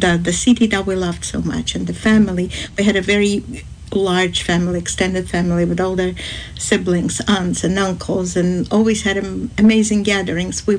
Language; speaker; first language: English; non-native, fluent; Azerbaijani